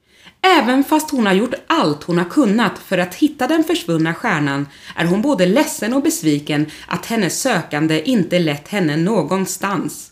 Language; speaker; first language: Swedish; native; Swedish